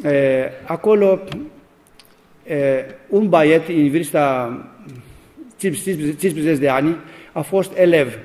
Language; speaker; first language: Romanian; non-native, learner; Greek